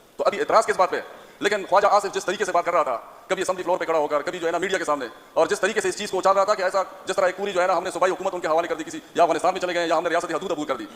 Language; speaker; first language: Urdu; non-native, local second language; Pashto